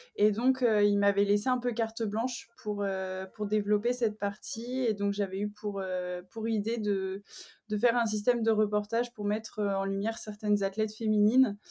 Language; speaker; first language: French; native; French